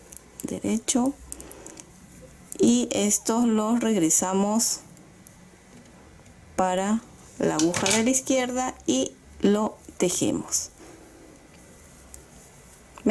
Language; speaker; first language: Spanish; native; Spanish